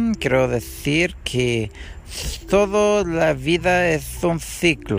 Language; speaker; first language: Spanish; non-native, learner; English